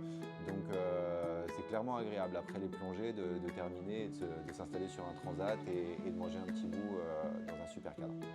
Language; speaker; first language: French; native; French